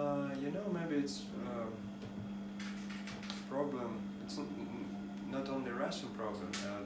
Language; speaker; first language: English; non-native, learner; Russian